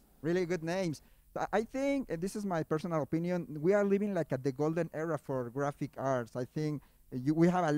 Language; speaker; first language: English; non-native, fluent; Spanish